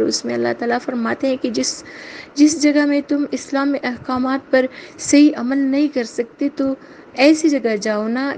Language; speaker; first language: Urdu; native; Urdu